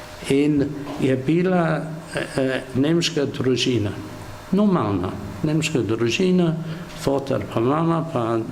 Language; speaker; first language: Slovenian; non-native, learner; English